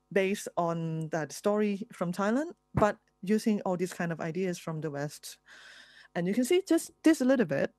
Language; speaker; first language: English; non-native, fluent; Thai